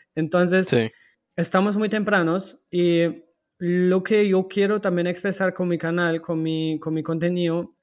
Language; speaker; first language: Spanish; non-native, fluent; German